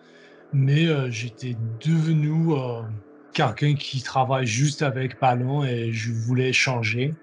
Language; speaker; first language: French; non-native, learner; English